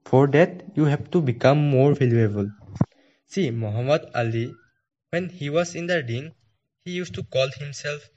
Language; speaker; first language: English; non-native, local second language; Assamese